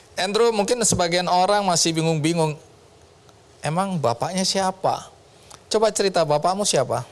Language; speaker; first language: Indonesian; native; Indonesian